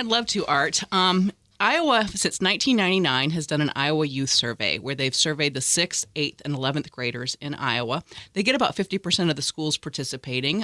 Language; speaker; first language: English; native; English